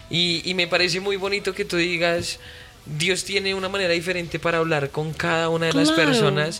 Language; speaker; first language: Spanish; native; Spanish